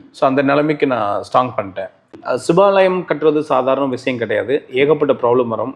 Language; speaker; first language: Tamil; native; Tamil